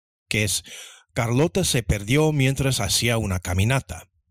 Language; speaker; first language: Spanish; early bilingual, other home language; English